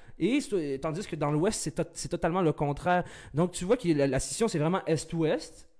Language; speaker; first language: French; early bilingual, other home language; Arabic